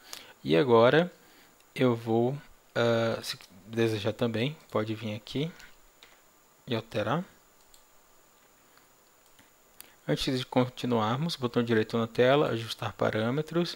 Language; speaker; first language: Portuguese; native; Portuguese